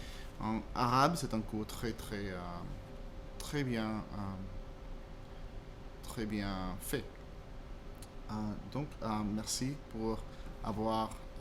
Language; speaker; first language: French; non-native, fluent; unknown